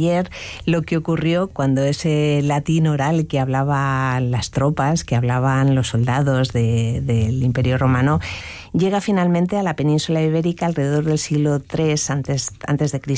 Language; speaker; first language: Spanish; native; Spanish